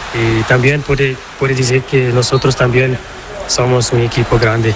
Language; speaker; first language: Spanish; non-native, learner; Portuguese